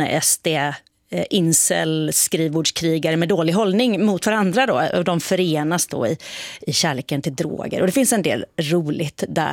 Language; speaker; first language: Swedish; native; Swedish